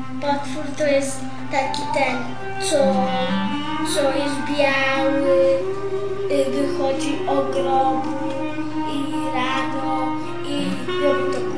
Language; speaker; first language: Polish; non-native, local second language; Romany